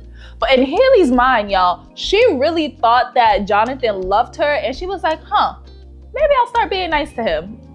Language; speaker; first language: English; native; English